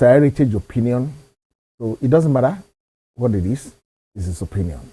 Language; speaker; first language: English; non-native, local second language; Yoruba